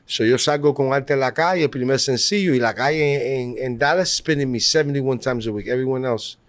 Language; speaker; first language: Spanish; early bilingual, heritage; Spanish